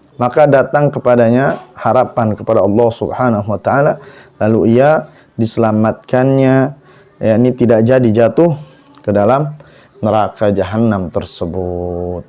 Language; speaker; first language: Indonesian; native; Indonesian